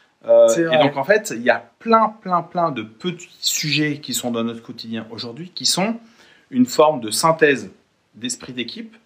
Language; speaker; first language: French; native; French